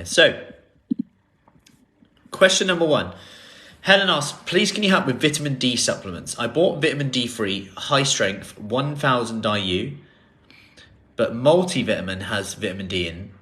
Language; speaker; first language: English; native; English